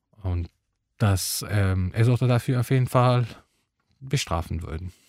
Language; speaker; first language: German; non-native, fluent; Arabic